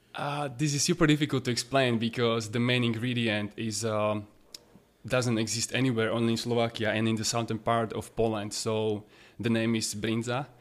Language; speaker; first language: English; non-native, fluent; Slovak